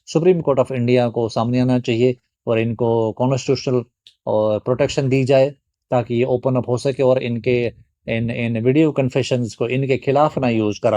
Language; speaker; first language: Hindi; native; Hindi